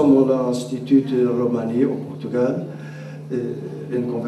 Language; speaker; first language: French; non-native, learner; Portuguese